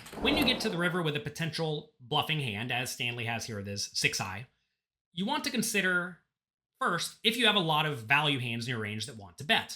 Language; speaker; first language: English; native; English